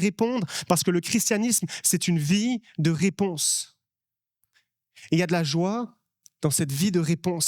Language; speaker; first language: French; native; French